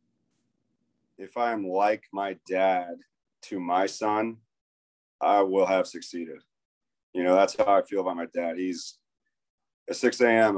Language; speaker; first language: English; native; English